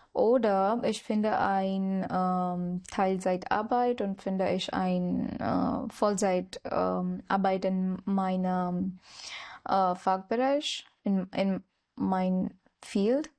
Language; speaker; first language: German; non-native, learner; Marathi